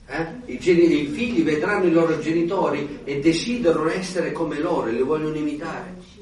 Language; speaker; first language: Italian; native; Italian